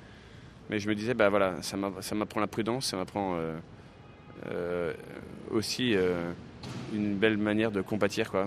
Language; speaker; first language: French; native; French